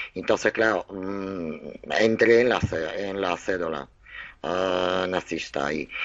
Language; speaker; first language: Spanish; non-native, fluent; Russian